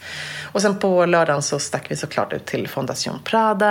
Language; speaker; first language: Swedish; native; Swedish